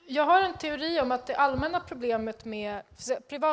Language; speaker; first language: Swedish; native; Swedish